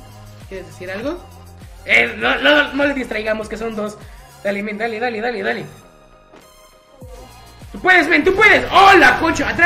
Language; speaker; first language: Spanish; native; Spanish